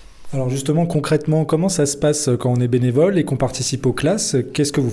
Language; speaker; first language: French; native; French